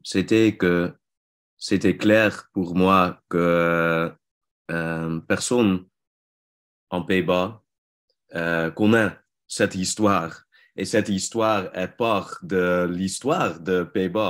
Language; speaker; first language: French; non-native, learner; Dutch